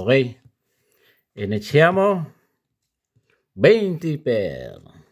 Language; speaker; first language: Italian; non-native, learner; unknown